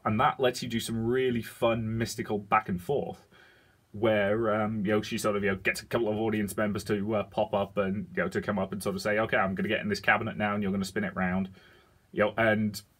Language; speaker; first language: English; native; English